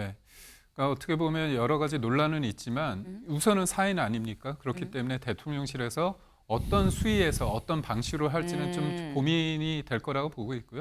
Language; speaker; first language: Korean; native; Korean